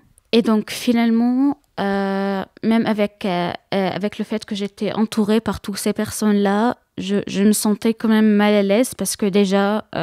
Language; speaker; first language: French; non-native, fluent; Arabic